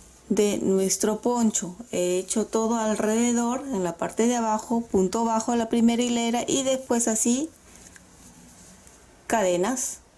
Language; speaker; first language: Spanish; native; Spanish